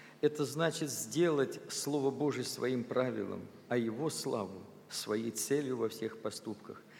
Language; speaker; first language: Russian; native; Russian